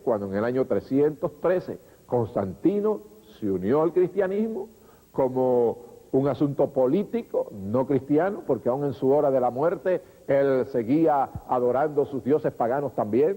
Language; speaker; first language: Spanish; native; Spanish